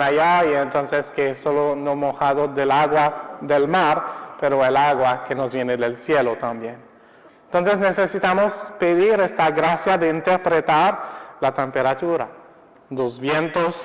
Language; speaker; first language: Spanish; non-native, fluent; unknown